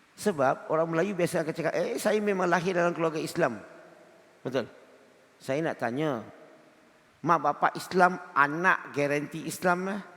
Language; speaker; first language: Malay; non-native, local second language; Chinese